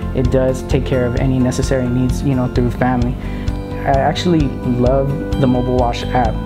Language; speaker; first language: English; native; English